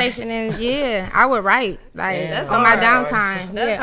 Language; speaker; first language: English; native; English